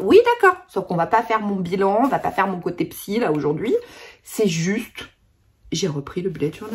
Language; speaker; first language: French; native; French